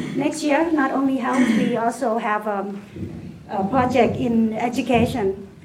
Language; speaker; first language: English; non-native, fluent; Thai